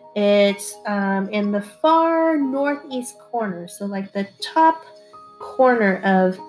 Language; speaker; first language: English; early bilingual, other home language; Korean